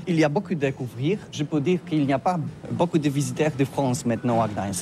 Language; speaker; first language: French; non-native, learner; Polish